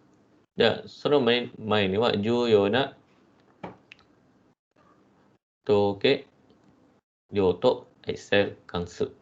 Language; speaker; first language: Japanese; non-native, fluent; Malay